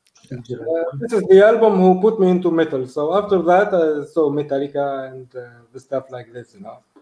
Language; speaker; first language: English; non-native, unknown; Arabic